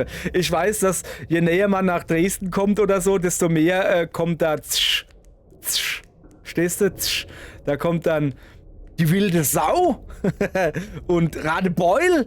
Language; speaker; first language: German; native; German